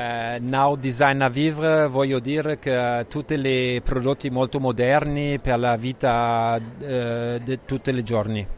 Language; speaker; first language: Italian; non-native, learner; German